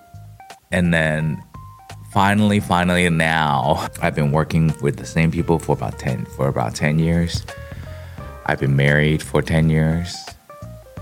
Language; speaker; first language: English; non-native, local second language; Cantonese